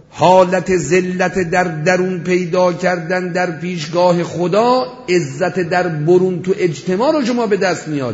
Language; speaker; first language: Persian; native; Persian